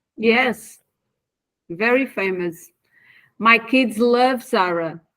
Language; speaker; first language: English; non-native, learner; Portuguese